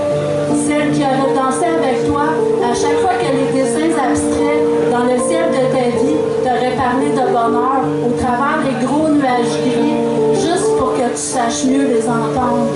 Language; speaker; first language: French; native; French